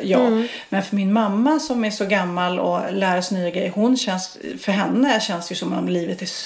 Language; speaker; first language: Swedish; native; Swedish